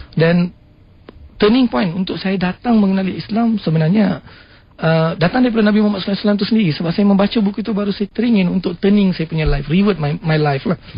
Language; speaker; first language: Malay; non-native, local second language; Tamil